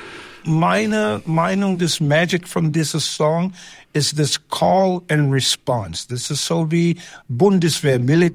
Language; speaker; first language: German; non-native, learner; English